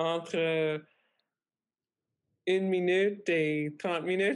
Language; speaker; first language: French; non-native, fluent; English